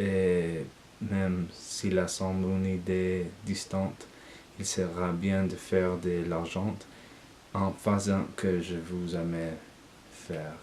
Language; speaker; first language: French; non-native, learner; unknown